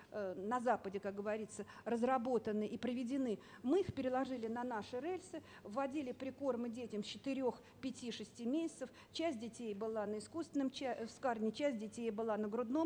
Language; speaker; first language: Russian; native; Russian